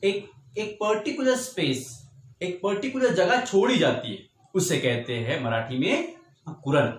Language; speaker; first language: Hindi; non-native, local second language; Marathi